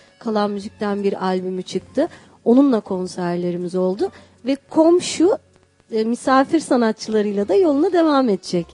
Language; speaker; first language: Turkish; non-native, local second language; Kurdish